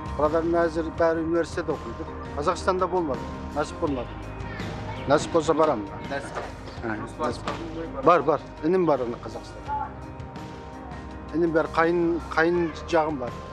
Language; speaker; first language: Kazakh; early bilingual, heritage; Kazakh